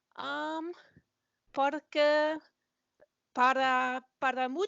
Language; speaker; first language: Spanish; non-native, learner; German